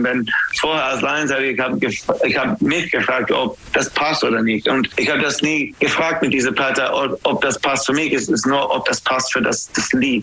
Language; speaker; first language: German; non-native, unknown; English